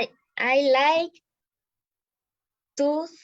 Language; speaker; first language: English; non-native, learner; Spanish